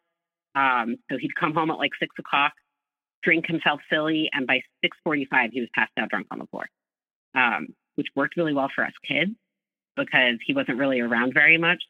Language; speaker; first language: English; native; English